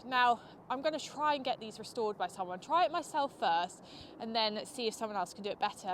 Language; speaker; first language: English; native; English